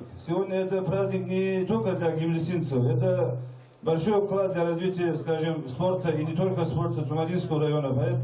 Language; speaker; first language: Russian; non-native, local second language; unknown